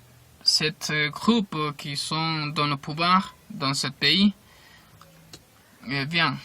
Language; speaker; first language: French; non-native, learner; Spanish